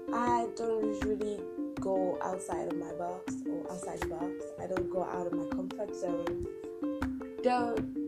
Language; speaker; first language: English; non-native, local second language; Ibibio